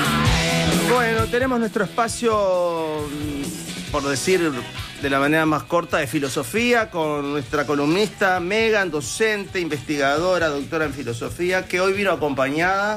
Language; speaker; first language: Spanish; native; Spanish